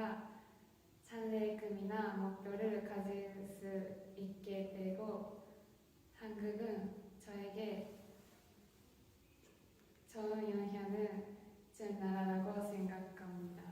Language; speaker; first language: Korean; non-native, fluent; Japanese